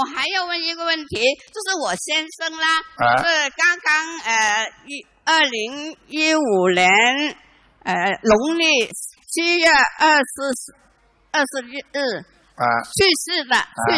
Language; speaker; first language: Chinese; non-native, local second language; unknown